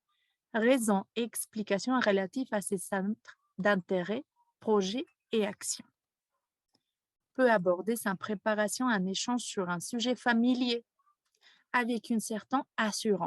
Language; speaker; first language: French; non-native, fluent; Spanish